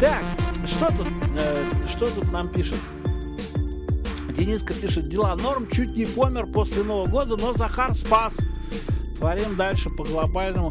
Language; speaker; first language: Russian; native; Russian